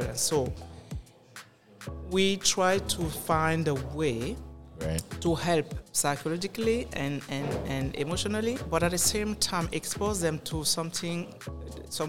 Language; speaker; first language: English; non-native, local second language; French